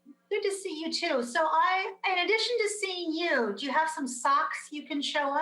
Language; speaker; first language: English; native; English